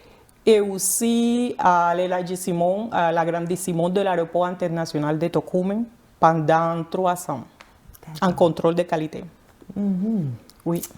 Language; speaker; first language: French; non-native, fluent; Spanish